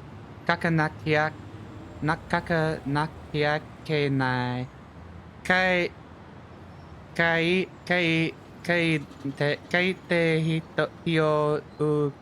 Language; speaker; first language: Japanese; non-native, learner; English